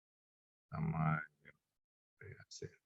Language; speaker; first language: Spanish; native; Spanish